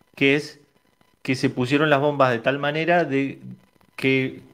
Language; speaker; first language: Spanish; native; Spanish